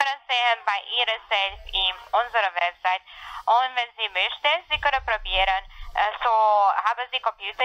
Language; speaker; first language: German; non-native, learner; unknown